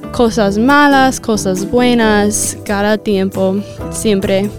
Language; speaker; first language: Spanish; non-native, learner; English